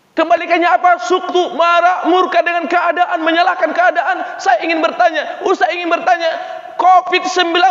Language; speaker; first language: Indonesian; native; Indonesian